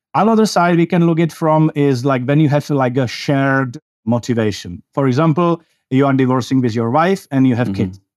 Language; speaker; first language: English; non-native, fluent; Czech